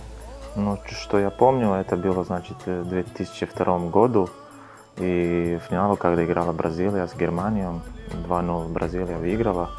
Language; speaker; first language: Russian; non-native, fluent; Serbian